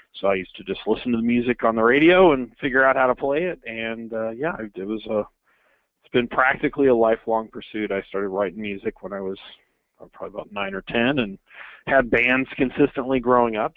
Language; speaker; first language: English; native; English